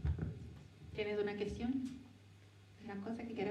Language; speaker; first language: Spanish; non-native, learner; Portuguese